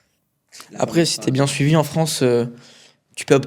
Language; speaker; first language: French; native; French